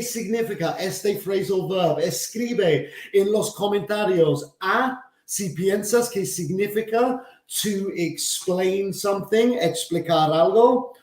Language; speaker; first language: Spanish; non-native, fluent; English